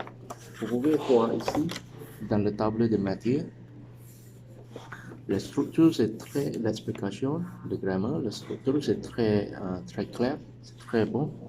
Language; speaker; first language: French; non-native, learner; Chinese